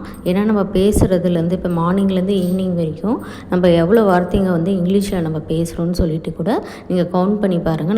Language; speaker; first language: Tamil; native; Tamil